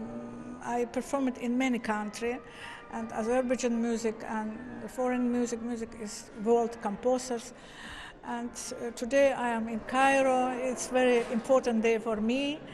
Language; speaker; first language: English; non-native, learner; Azerbaijani